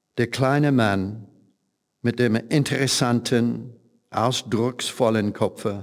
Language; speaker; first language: German; non-native, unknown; English